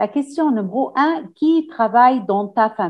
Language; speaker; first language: French; non-native, fluent; Arabic